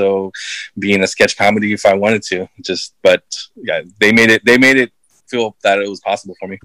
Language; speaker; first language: English; early bilingual, other home language; Filipino